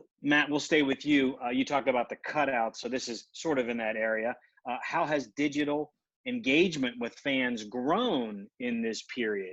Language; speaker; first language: English; native; English